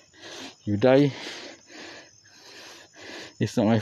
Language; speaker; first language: English; non-native, local second language; Malay